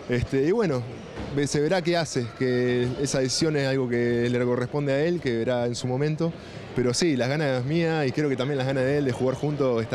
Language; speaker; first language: Spanish; native; Spanish